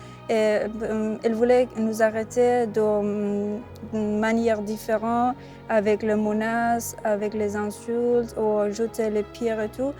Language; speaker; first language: French; non-native, learner; Persian